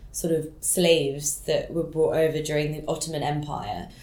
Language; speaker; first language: English; non-native, local second language; French